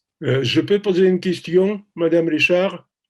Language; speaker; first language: French; non-native, fluent; Russian